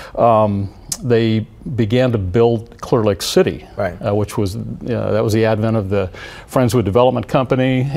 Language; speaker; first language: English; native; English